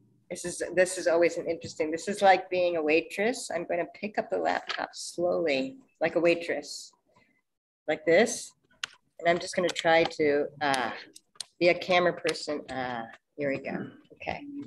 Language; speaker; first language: English; native; English